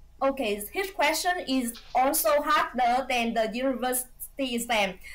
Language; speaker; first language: English; non-native, fluent; Vietnamese